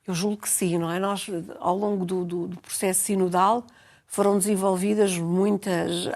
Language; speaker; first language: Portuguese; native; Portuguese